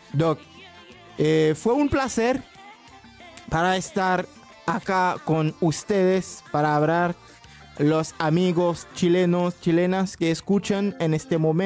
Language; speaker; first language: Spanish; non-native, learner; Haitian Creole